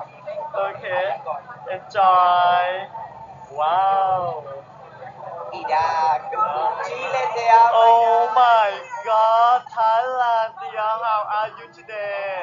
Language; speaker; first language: English; non-native, learner; Thai